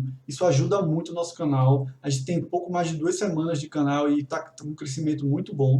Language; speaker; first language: Portuguese; native; Portuguese